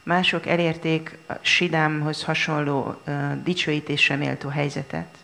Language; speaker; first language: Hungarian; native; Hungarian